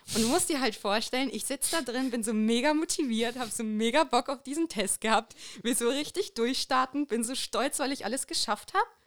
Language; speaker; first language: German; native; German